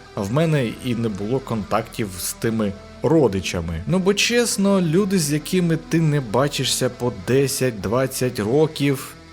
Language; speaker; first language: Ukrainian; early bilingual, other home language; Russian